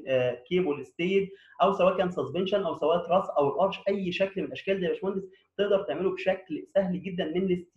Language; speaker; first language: Arabic; native; Arabic